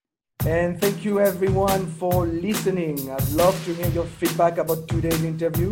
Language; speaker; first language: English; non-native, fluent; French